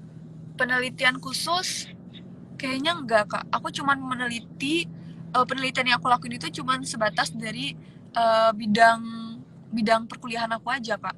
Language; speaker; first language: Indonesian; native; Indonesian